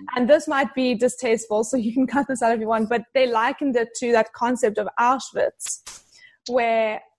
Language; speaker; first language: English; native; English